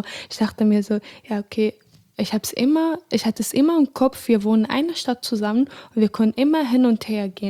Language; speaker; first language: German; non-native, fluent; Arabic